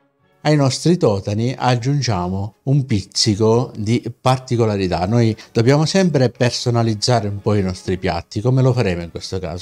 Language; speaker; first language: Italian; native; Italian